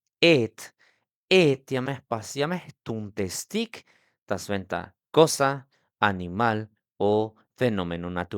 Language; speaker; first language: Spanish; non-native, local second language; Tzeltal